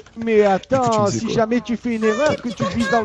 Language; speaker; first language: French; native; French